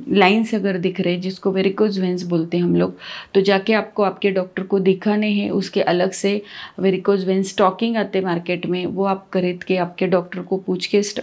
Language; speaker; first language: Hindi; non-native, local second language; Marathi